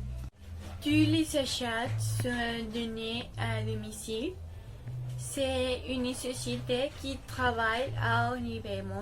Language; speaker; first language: French; non-native, learner; Spanish